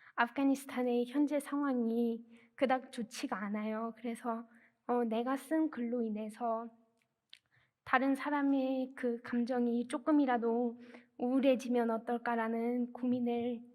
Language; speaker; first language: Korean; non-native, fluent; Persian